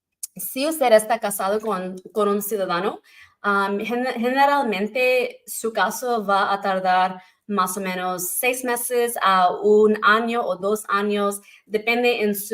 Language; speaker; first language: Spanish; non-native, learner; English